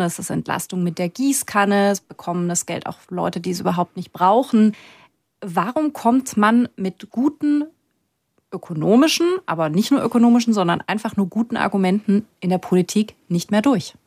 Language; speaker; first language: German; native; German